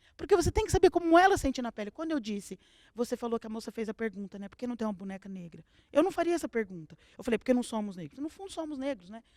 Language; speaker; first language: Portuguese; native; Portuguese